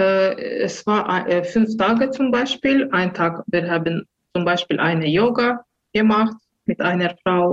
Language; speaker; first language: German; non-native, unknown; Azerbaijani